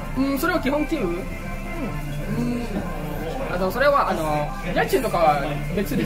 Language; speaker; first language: Japanese; non-native, fluent; Indonesian